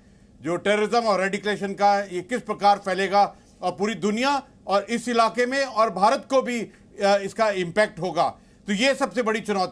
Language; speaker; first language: Hindi; native; Hindi